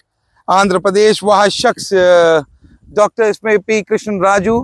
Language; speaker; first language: Arabic; non-native, learner; Urdu